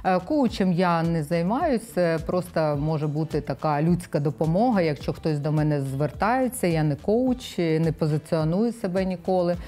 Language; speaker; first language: Ukrainian; non-native, local second language; Russian